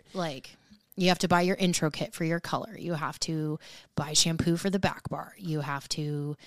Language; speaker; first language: English; native; English